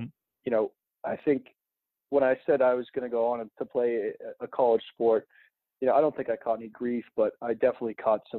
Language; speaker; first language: English; native; English